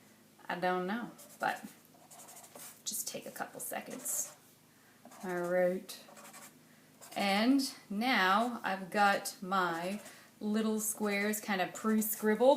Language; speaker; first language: English; native; English